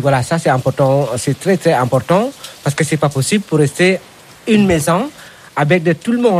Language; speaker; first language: French; non-native, learner; Indonesian